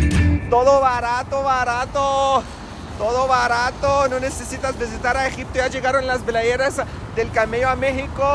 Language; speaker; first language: Spanish; non-native, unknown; Arabic